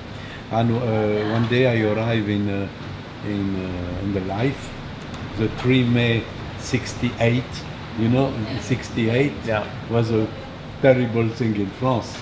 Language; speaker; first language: English; non-native, learner; French